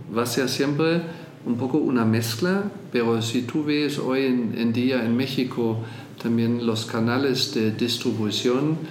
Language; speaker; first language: Spanish; non-native, fluent; German